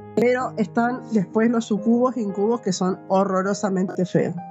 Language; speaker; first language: Spanish; native; Spanish